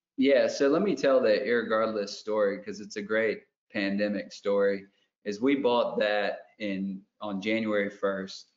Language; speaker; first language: English; native; English